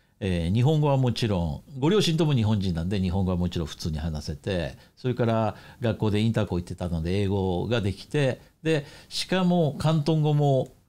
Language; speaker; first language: Japanese; native; Japanese